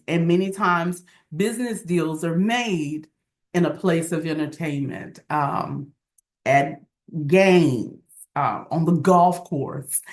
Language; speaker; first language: English; native; English